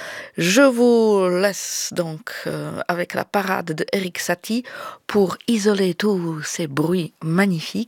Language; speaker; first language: French; native; French